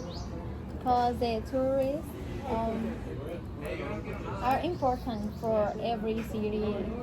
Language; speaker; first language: English; non-native, learner; Spanish